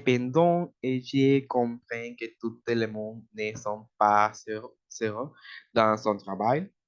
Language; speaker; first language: French; non-native, learner; Spanish